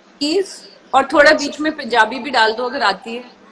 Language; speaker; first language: Hindi; native; Hindi